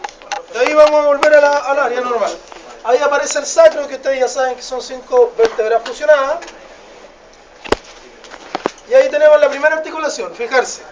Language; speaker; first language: Spanish; native; Spanish